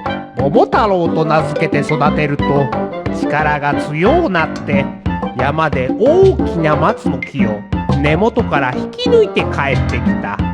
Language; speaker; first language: Japanese; native; Japanese